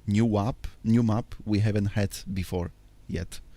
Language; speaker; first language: English; non-native, fluent; Polish